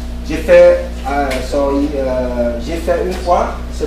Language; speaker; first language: French; non-native, fluent; English